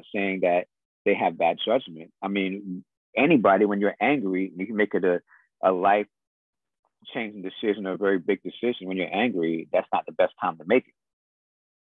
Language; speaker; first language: English; native; English